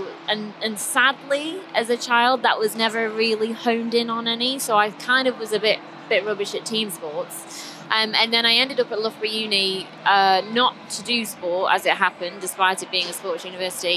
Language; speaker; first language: English; native; English